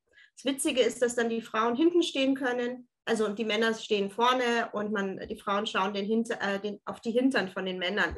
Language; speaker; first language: German; early bilingual, other home language; Turkish